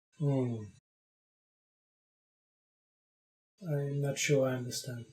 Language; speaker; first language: English; non-native, fluent; Bulgarian